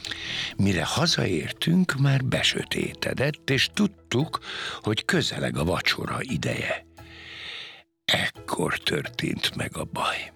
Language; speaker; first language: Hungarian; native; Hungarian